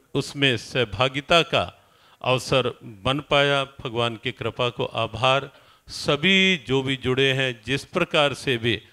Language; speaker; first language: Hindi; native; Hindi